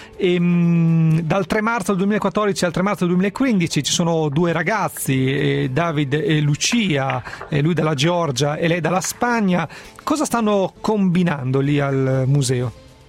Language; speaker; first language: Italian; native; Italian